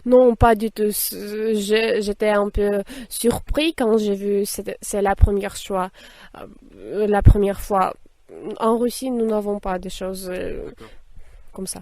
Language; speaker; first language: French; non-native, fluent; Russian